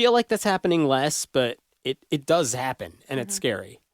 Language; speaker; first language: English; native; English